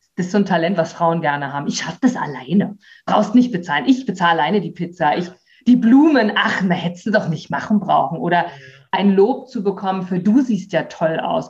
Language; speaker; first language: German; native; German